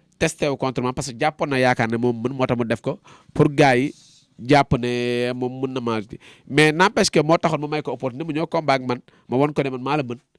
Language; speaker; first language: Wolof; non-native, local second language; Jola-Fonyi